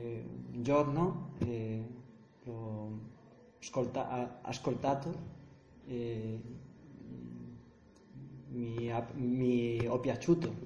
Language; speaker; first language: Italian; non-native, learner; Spanish